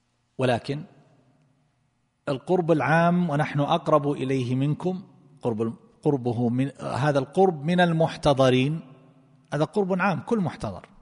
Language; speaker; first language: Arabic; native; Arabic